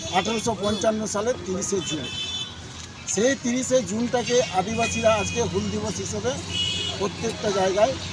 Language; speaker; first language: Bangla; non-native, local second language; Santali